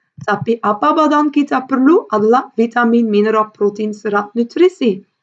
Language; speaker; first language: Malay; non-native, fluent; Dutch